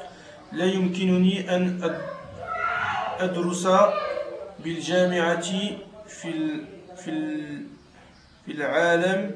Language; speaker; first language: Arabic; non-native, learner; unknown